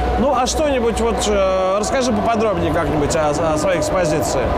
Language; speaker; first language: Russian; native; Russian